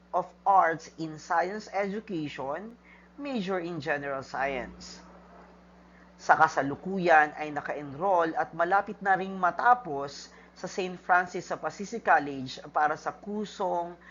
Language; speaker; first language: Filipino; native; Filipino